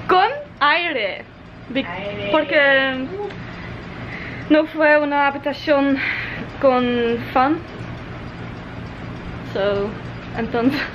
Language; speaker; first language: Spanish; non-native, learner; English